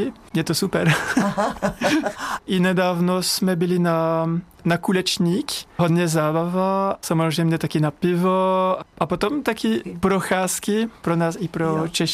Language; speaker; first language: Czech; non-native, fluent; French